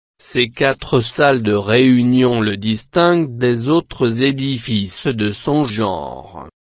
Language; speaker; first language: French; non-native, local second language; Arabic